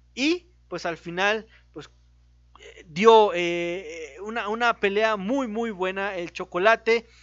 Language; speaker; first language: Spanish; native; Spanish